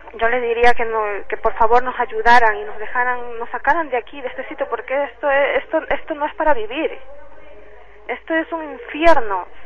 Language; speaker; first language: Spanish; native; Spanish